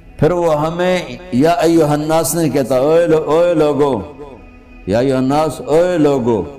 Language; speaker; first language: Urdu; non-native, local second language; Punjabi